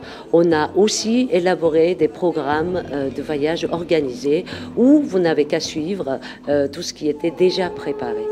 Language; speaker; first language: French; non-native, fluent; Korean